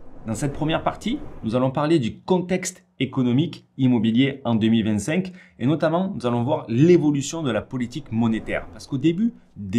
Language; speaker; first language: French; native; French